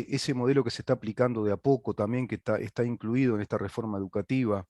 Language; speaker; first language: Spanish; native; Spanish